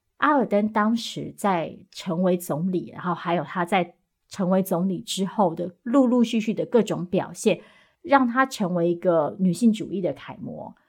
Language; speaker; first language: Chinese; native; Chinese